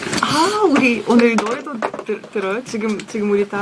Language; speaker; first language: Korean; non-native, fluent; Russian